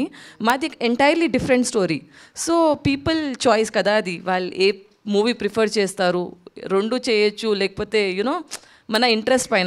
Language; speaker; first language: Telugu; non-native, local second language; Hindi